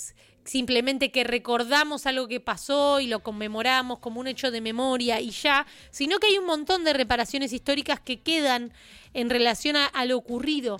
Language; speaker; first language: Spanish; native; Spanish